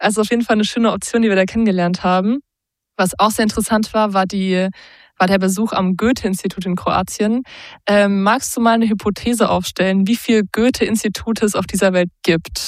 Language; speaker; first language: German; native; German